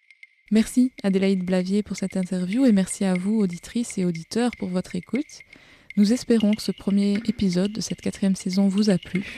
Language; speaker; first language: French; native; French